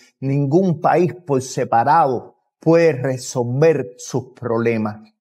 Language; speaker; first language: Spanish; native; Spanish